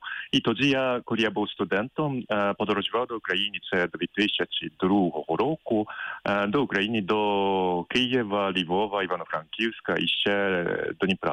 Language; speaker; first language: Ukrainian; non-native, fluent; Japanese